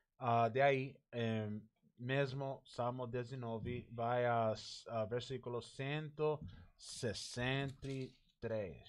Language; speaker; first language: Portuguese; non-native, learner; Spanish